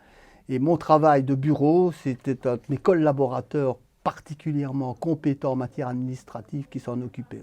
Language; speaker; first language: French; native; French